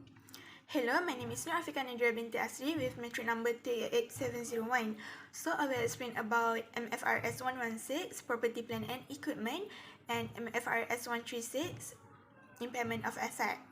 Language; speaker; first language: English; non-native, local second language; Malay